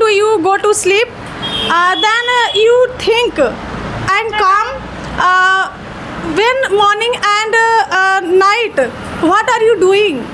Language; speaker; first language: English; non-native, learner; Hindi